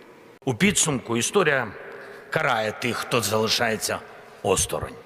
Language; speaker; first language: Ukrainian; non-native, local second language; Russian